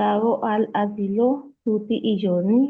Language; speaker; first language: Italian; non-native, learner; Urdu